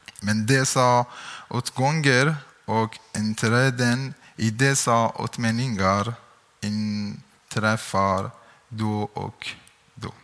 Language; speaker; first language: Swedish; non-native, learner; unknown